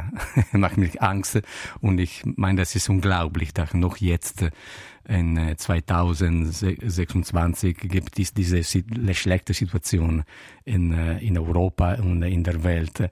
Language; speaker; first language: German; non-native, learner; Italian